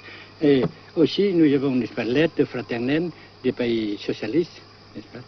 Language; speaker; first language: French; non-native, local second language; Vietnamese